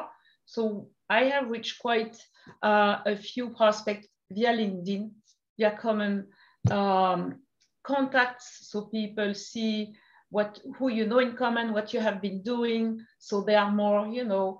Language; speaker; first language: English; non-native, fluent; French